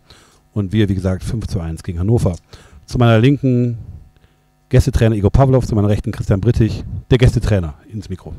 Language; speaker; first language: German; native; German